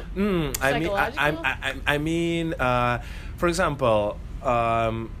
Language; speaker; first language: English; non-native, fluent; Russian